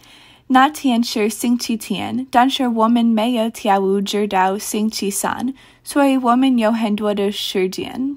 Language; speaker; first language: Chinese; non-native, learner; English